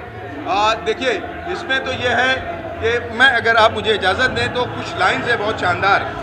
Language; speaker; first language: Hindi; native; Hindi